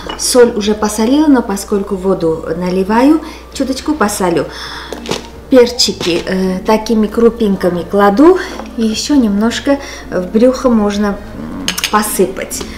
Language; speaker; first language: Russian; non-native, local second language; Armenian